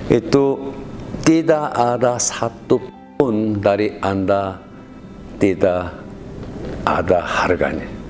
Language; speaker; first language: Indonesian; non-native, learner; Korean